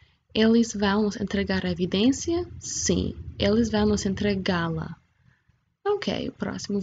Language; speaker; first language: Portuguese; non-native, fluent; English